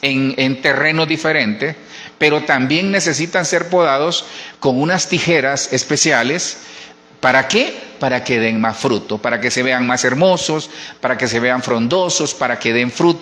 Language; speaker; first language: Spanish; native; Spanish